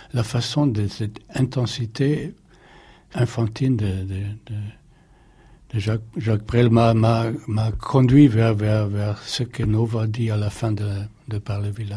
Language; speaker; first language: French; non-native, fluent; German